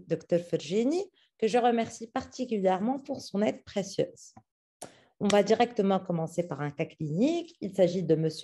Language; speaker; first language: French; non-native, local second language; Arabic